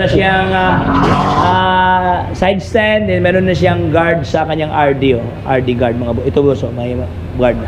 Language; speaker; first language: Filipino; native; Filipino